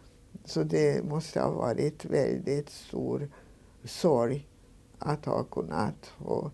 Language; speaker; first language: Swedish; non-native, fluent; Hungarian